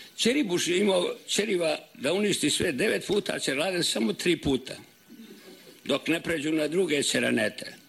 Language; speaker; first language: Serbian; native; Serbian